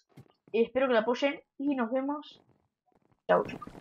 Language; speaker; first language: Spanish; native; Spanish